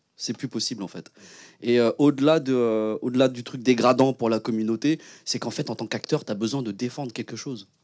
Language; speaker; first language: French; early bilingual, other home language; Vietnamese